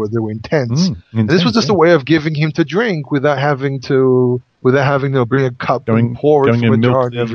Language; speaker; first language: English; non-native, fluent; Hebrew